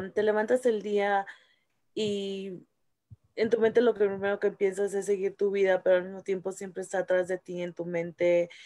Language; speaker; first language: Spanish; early bilingual, heritage; Spanish